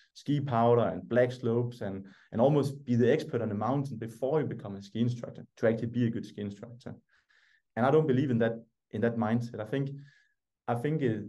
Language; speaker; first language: English; non-native, fluent; Danish